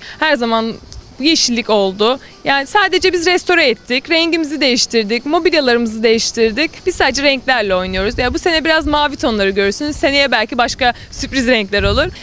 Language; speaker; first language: Turkish; native; Turkish